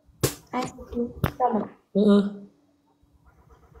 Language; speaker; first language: Vietnamese; non-native, learner; Javanese